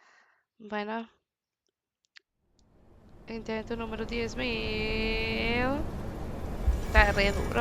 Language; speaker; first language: Spanish; native; Spanish